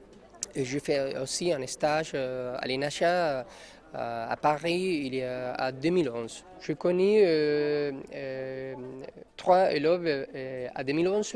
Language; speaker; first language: French; non-native, learner; Spanish